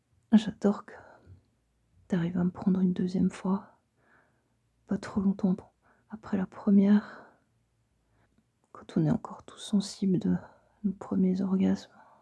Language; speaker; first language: French; native; French